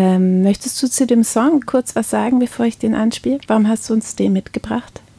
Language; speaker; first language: German; native; German